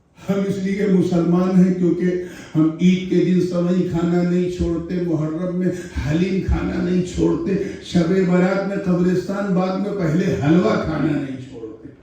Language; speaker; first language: Urdu; native; Urdu